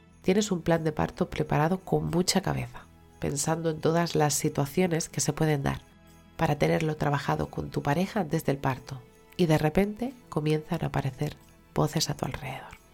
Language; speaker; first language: Spanish; native; Spanish